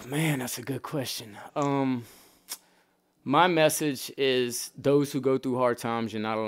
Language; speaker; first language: English; native; English